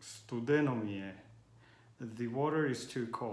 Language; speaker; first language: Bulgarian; non-native, learner; Finnish